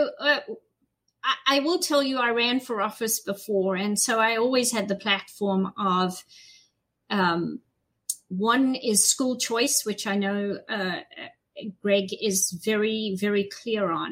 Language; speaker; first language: English; native; English